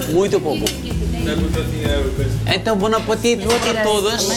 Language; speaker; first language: Portuguese; non-native, fluent; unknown